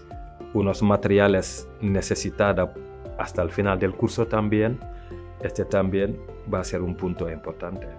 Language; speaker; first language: Spanish; non-native, fluent; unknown